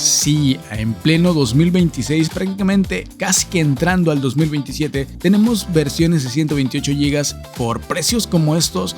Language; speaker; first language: Spanish; native; Spanish